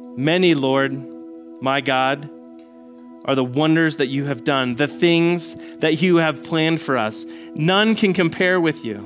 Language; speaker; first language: English; native; English